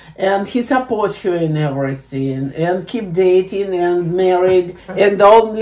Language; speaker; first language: English; non-native, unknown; Russian